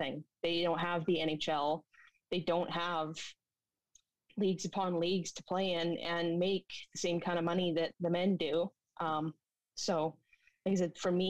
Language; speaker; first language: English; native; English